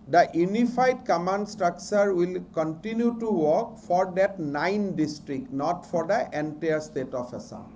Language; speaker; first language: English; non-native, local second language; Assamese